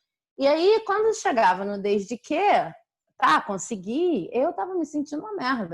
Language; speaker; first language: Portuguese; native; Portuguese